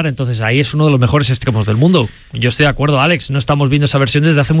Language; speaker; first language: Spanish; native; Spanish